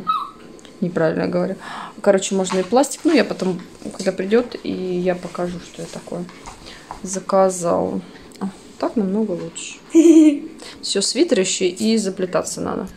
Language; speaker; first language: Russian; native; Russian